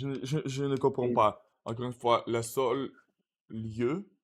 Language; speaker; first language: French; non-native, learner; Russian